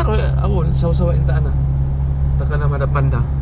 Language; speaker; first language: Arabic; non-native, learner; Filipino